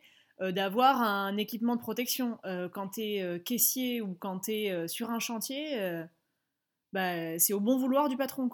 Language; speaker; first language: French; native; French